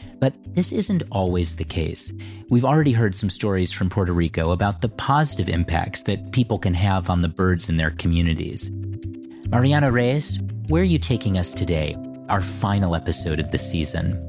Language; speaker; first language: English; native; English